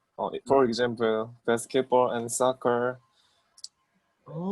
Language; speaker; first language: English; non-native, learner; Korean